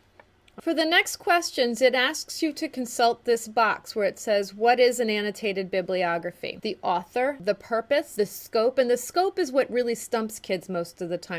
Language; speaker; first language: English; native; English